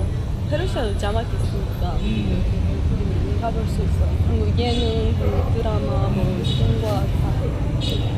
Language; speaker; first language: Korean; non-native, learner; Persian